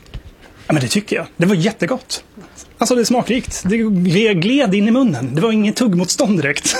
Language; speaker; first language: Swedish; native; Swedish